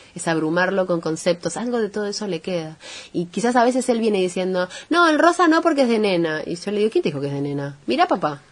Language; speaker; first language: Spanish; native; Spanish